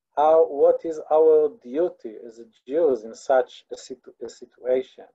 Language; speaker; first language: English; non-native, fluent; Hebrew